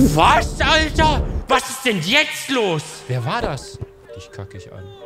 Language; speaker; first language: German; native; German